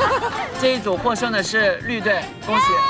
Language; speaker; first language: Chinese; native; Chinese